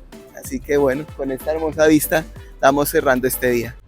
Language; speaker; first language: Spanish; native; Spanish